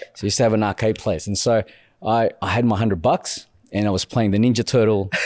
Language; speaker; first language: English; native; English